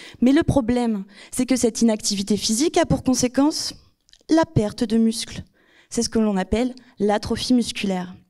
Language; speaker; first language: French; native; French